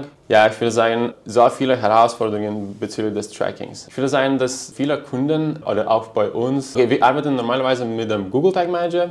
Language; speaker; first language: German; non-native, learner; Lithuanian